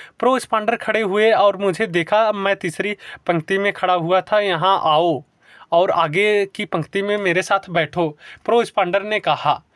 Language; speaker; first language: Hindi; native; Hindi